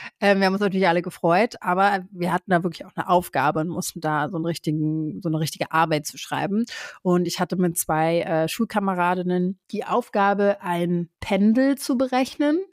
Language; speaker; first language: German; native; German